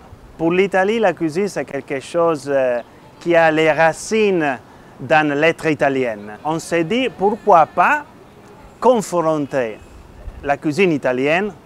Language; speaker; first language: French; non-native, fluent; Italian